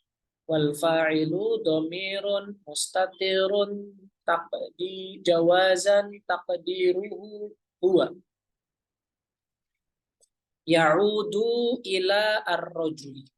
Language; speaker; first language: Arabic; non-native, fluent; Indonesian